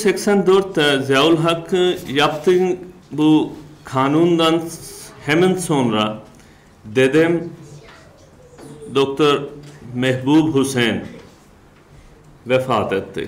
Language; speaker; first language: Turkish; non-native, learner; Urdu